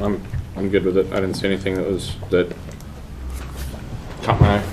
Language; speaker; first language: English; native; English